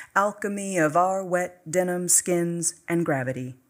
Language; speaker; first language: English; native; English